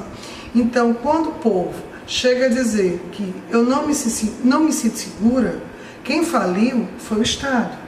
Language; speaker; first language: Portuguese; native; Portuguese